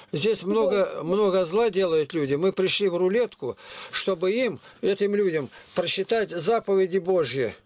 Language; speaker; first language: Russian; native; Russian